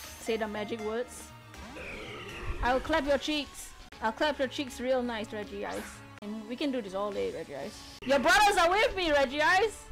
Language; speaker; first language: English; native; English